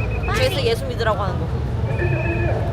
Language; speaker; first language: Korean; native; Korean